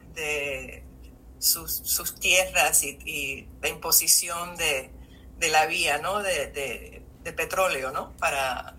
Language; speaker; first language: Spanish; native; Spanish